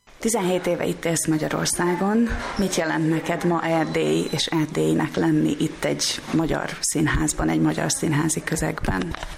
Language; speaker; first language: Hungarian; native; Hungarian